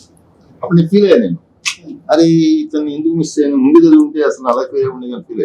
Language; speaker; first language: Telugu; native; Telugu